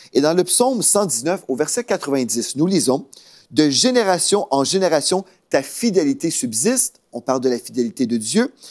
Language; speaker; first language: French; native; French